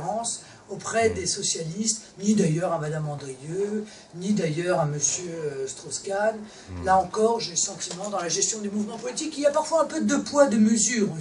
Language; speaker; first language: French; native; French